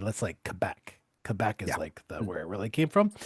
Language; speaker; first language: English; native; English